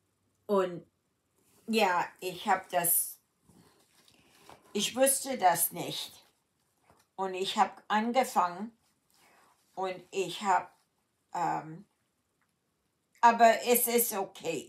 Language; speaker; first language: German; early bilingual, heritage; German